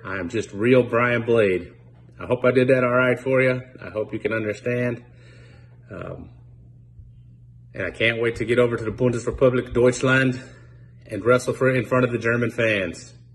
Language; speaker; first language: English; native; English